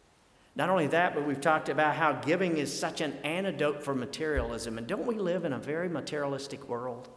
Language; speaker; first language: English; native; English